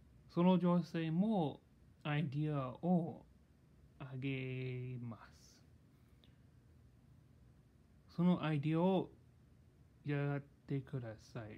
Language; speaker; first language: Japanese; non-native, learner; English